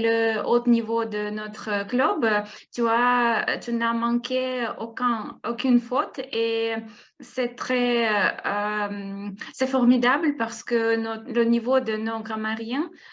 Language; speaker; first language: French; non-native, fluent; Russian